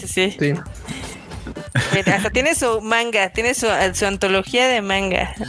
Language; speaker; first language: Spanish; native; Spanish